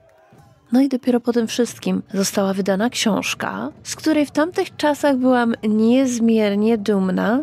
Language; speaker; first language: Polish; native; Polish